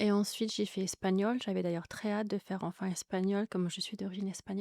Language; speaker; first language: French; native; French